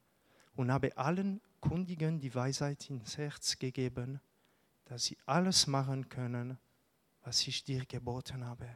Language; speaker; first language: German; non-native, local second language; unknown